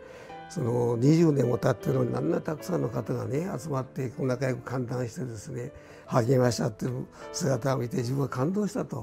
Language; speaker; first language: Japanese; native; Japanese